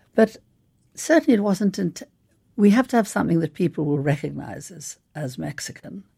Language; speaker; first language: English; native; English